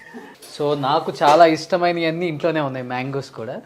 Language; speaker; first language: Telugu; native; Telugu